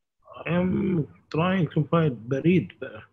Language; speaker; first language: English; non-native, learner; Arabic